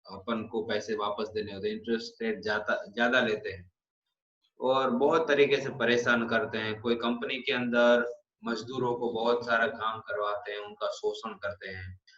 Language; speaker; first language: Hindi; non-native, local second language; Gujarati